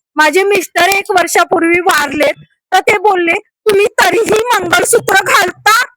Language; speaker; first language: Marathi; native; Marathi